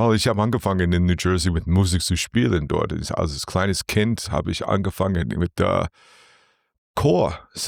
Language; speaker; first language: German; non-native, learner; English